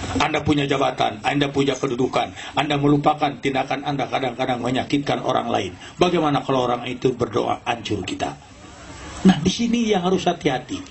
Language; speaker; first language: Indonesian; non-native, local second language; Sundanese